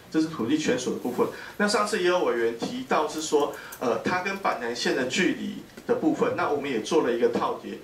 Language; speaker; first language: Chinese; native; Chinese